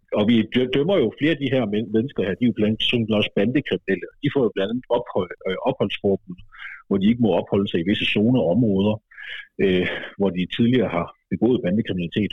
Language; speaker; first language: Danish; native; Danish